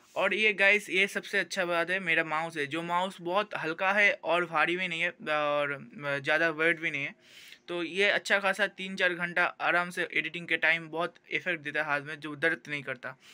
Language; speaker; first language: Hindi; non-native, local second language; Bangla